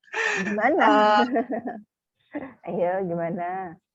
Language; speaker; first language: Indonesian; native; Indonesian